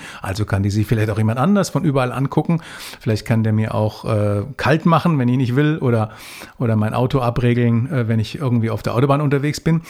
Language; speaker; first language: German; native; German